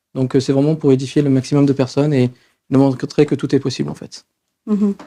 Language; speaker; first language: French; native; French